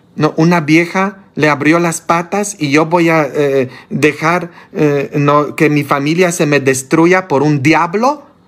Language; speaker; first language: Spanish; non-native, fluent; Polish